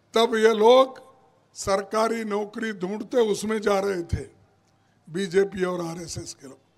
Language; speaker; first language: Hindi; non-native, local second language; Kannada